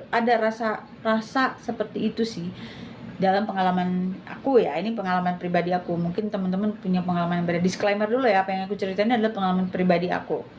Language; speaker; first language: Indonesian; native; Indonesian